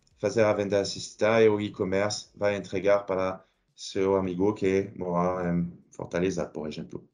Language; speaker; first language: Portuguese; non-native, fluent; French